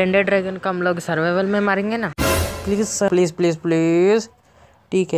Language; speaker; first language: Hindi; native; Hindi